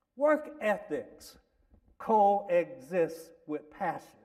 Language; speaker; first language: English; native; English